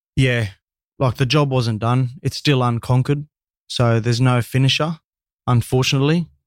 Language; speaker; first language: English; native; English